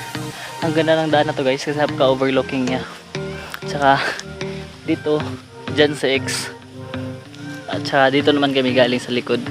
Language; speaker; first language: Filipino; non-native, local second language; Cebuano